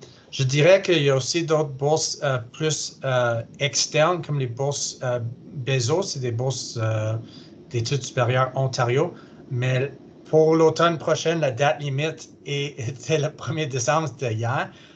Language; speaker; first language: French; native; French